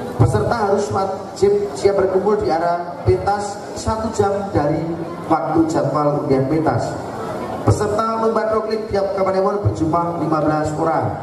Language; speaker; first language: Indonesian; non-native, local second language; Javanese